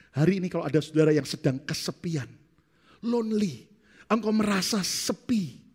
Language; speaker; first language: Indonesian; native; Indonesian